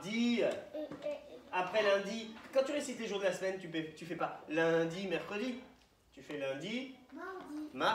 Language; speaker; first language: French; native; French